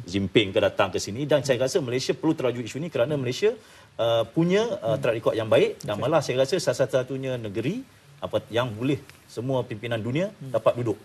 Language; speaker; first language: Malay; native; Malay